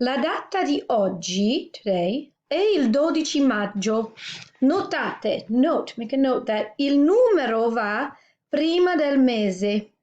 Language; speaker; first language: Italian; non-native, fluent; English